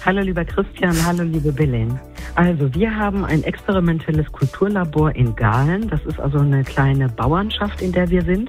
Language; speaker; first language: German; native; German